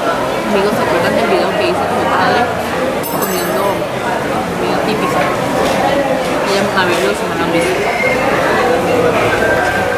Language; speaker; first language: Spanish; early bilingual, other home language; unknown